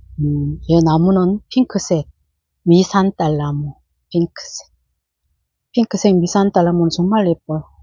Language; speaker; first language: Korean; native; Korean